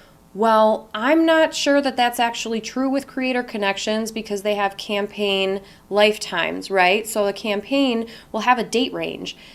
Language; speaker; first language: English; native; English